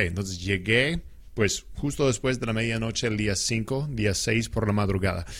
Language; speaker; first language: Spanish; non-native, fluent; English